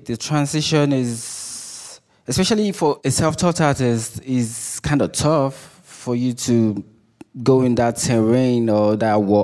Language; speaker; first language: English; non-native, local second language; Yoruba